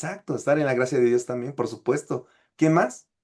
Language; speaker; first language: Spanish; native; Spanish